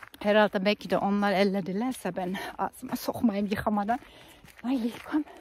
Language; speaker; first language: Turkish; non-native, fluent; German